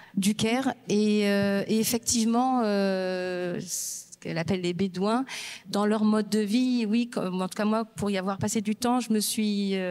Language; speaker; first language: French; non-native, local second language; Berber languages